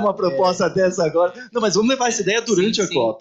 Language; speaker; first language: Portuguese; native; Portuguese